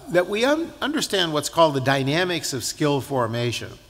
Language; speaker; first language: English; native; English